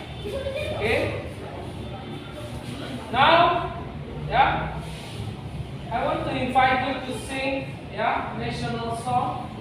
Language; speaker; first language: English; non-native, learner; Indonesian